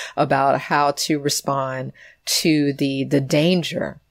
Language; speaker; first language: English; native; English